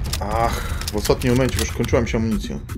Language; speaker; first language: Polish; native; Polish